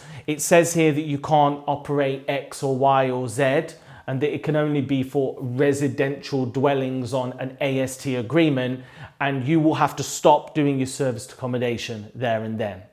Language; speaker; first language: English; native; English